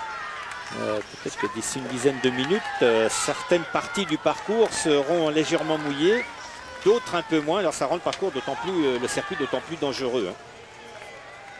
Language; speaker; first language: French; native; French